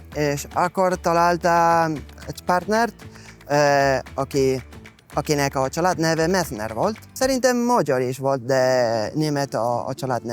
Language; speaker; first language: Hungarian; non-native, fluent; Spanish